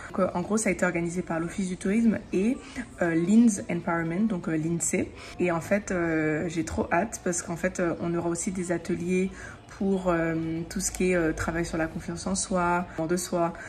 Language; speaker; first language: French; native; French